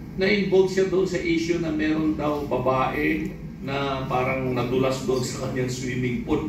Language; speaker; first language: Filipino; non-native, local second language; Iloko